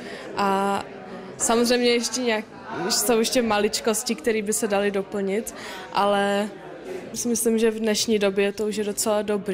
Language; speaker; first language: Czech; non-native, local second language; German